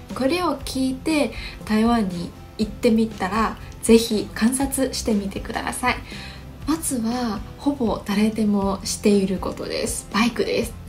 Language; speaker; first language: Japanese; non-native, fluent; Chinese